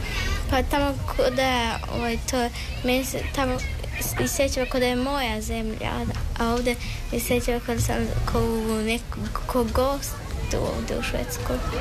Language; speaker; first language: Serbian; early bilingual, heritage; Croatian